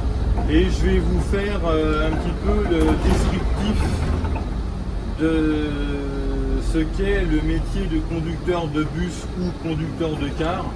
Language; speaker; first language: French; native; French